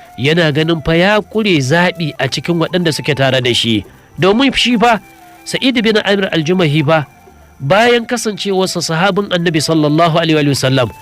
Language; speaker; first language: Hausa; native; Hausa